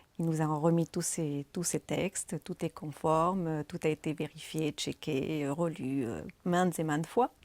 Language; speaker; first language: French; native; French